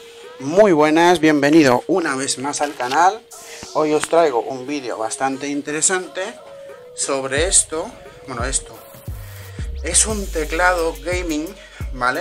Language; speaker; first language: Spanish; native; Spanish